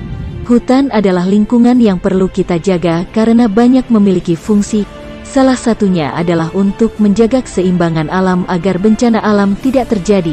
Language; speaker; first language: Indonesian; native; Indonesian